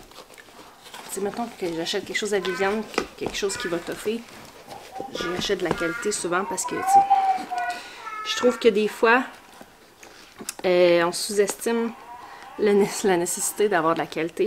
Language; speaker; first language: French; native; French